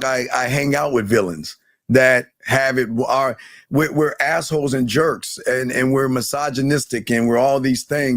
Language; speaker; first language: English; native; English